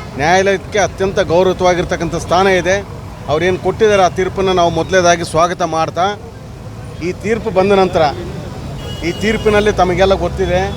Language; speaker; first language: Kannada; native; Kannada